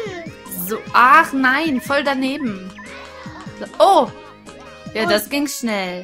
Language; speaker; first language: German; native; German